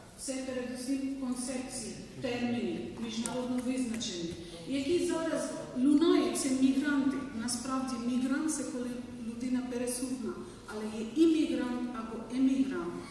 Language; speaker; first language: Ukrainian; non-native, fluent; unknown